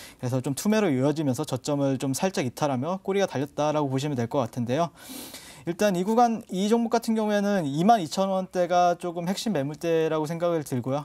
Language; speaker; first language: Korean; native; Korean